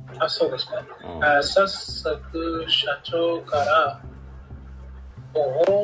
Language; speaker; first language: Japanese; non-native, learner; English